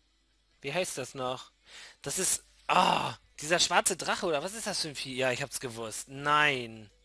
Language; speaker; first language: German; native; German